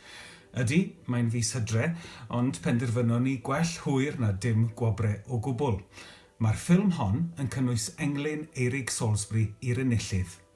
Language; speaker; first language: Welsh; native; Welsh